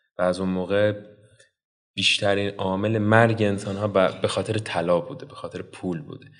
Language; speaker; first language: Persian; native; Persian